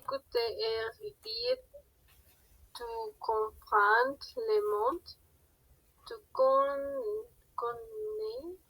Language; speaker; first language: French; non-native, learner; Spanish